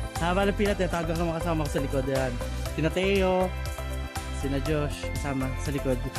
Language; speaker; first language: Filipino; native; Filipino